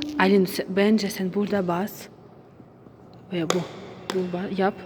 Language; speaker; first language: Turkish; non-native, learner; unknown